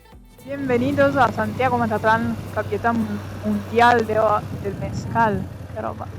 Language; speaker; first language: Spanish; non-native, learner; Italian